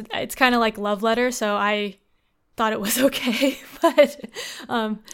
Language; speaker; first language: English; native; English